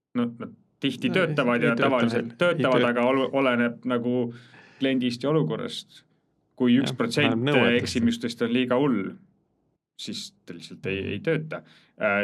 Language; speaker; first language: Estonian; native; Estonian